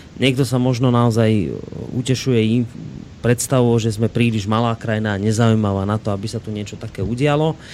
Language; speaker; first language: Slovak; native; Slovak